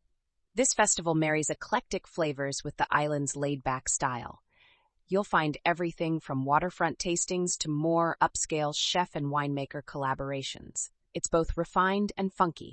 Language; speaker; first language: English; native; English